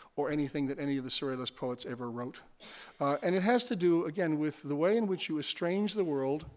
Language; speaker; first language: English; native; English